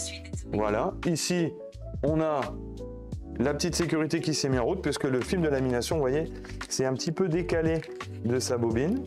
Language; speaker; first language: French; native; French